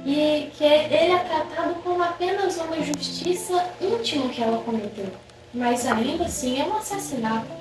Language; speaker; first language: Portuguese; native; Portuguese